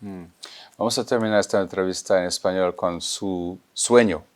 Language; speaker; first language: Spanish; non-native, fluent; French